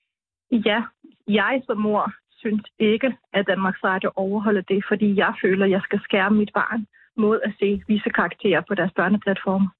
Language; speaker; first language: Danish; native; Danish